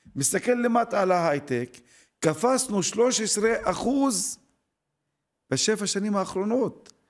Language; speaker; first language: Hebrew; non-native, local second language; Arabic